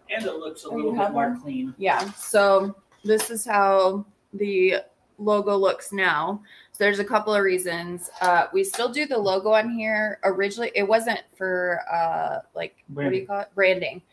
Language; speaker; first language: English; native; English